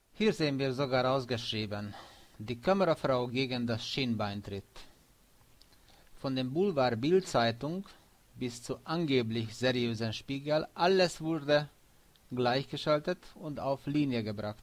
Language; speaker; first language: German; non-native, fluent; Hungarian